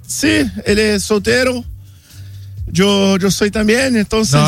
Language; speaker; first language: Spanish; non-native, learner; Portuguese